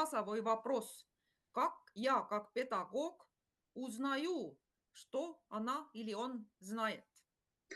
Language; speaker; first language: Russian; non-native, fluent; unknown